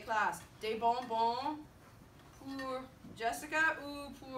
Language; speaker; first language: French; non-native, fluent; English